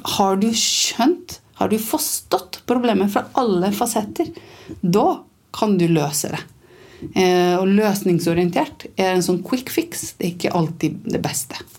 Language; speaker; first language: Norwegian; non-native, fluent; Romanian